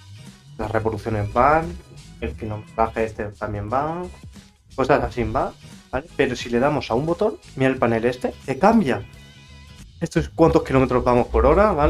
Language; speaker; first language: Spanish; native; Spanish